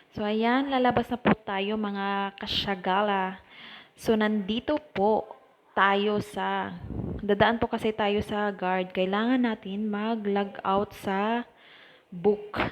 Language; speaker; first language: Filipino; non-native, local second language; Cebuano